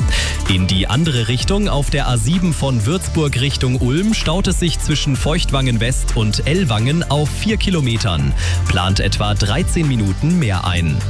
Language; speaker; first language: German; native; German